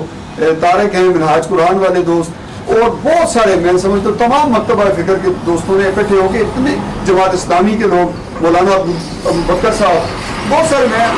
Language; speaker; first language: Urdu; non-native, local second language; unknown